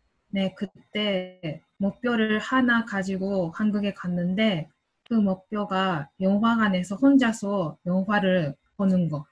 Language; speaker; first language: Korean; non-native, learner; Japanese